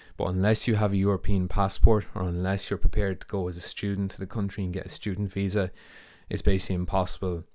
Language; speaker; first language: English; native; English